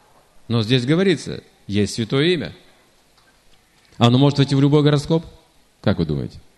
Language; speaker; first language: Russian; native; Russian